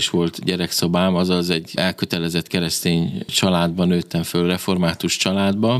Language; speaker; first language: Hungarian; native; Hungarian